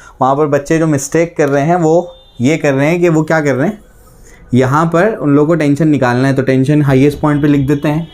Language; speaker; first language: Hindi; native; Hindi